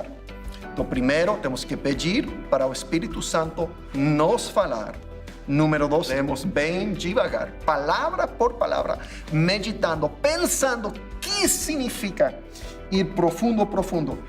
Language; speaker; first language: Portuguese; non-native, fluent; English